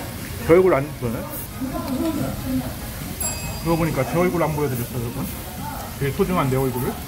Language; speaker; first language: Korean; native; Korean